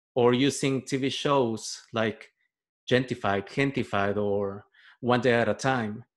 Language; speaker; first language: English; non-native, fluent; Spanish